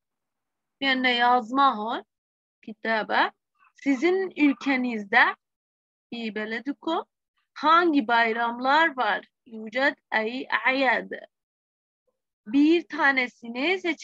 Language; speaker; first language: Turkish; non-native, fluent; Arabic